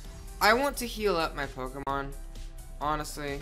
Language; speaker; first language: English; native; English